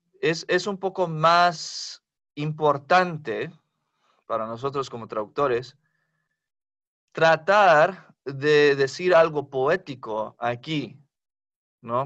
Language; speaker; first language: Spanish; non-native, fluent; English